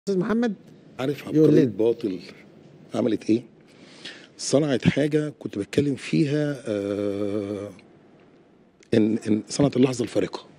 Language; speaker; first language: Arabic; native; Arabic